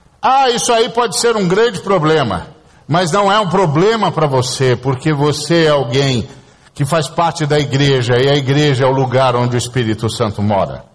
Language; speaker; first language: Portuguese; native; Portuguese